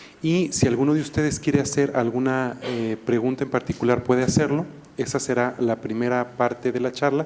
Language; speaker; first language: Spanish; native; Spanish